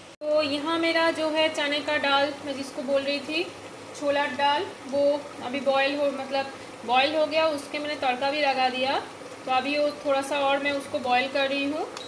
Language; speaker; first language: Hindi; non-native, local second language; Bangla